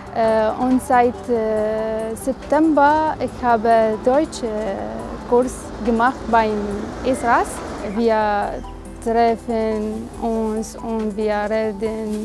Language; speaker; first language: German; non-native, learner; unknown